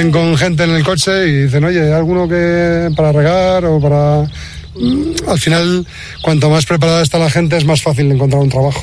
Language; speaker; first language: Spanish; native; Spanish